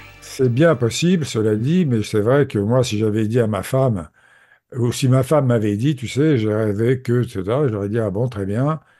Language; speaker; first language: French; native; French